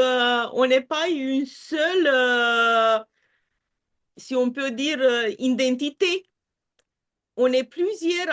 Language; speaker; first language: French; non-native, fluent; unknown